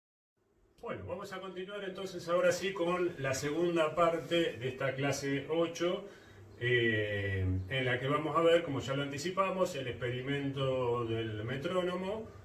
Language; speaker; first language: Spanish; native; Spanish